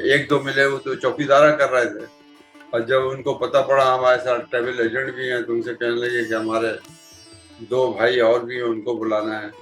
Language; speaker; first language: Urdu; native; Urdu